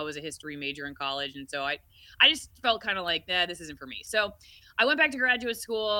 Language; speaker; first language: English; native; English